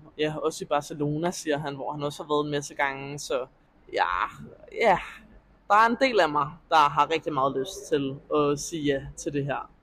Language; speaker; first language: Danish; native; Danish